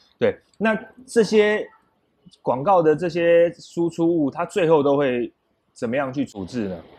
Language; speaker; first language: Chinese; native; Chinese